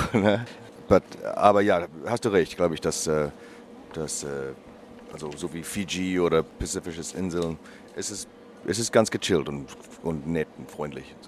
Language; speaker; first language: German; non-native, learner; English